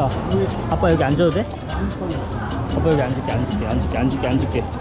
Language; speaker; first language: Korean; native; Korean